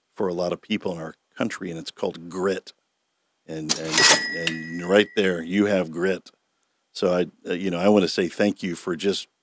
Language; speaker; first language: English; native; English